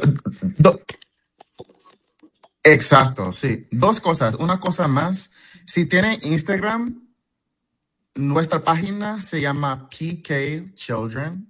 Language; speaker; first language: Spanish; non-native, fluent; English